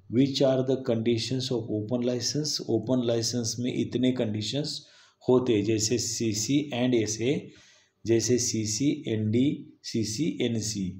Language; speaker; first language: Hindi; non-native, local second language; Marathi